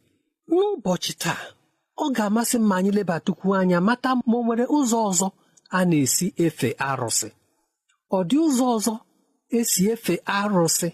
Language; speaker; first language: Igbo; native; Igbo